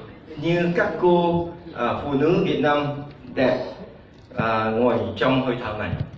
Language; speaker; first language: Vietnamese; non-native, fluent; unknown